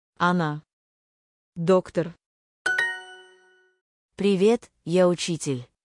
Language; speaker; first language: Russian; non-native, learner; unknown